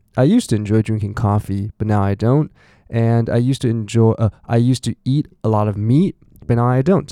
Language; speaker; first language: English; non-native, fluent; Chinese